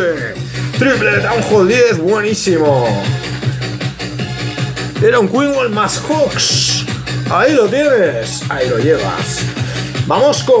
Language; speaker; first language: Spanish; native; Spanish